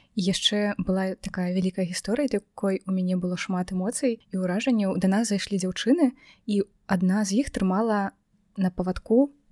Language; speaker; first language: Belarusian; non-native, local second language; Russian